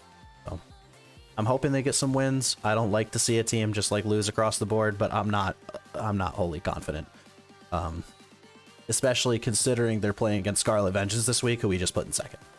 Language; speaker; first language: English; native; English